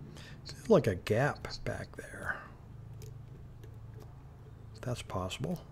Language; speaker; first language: English; native; English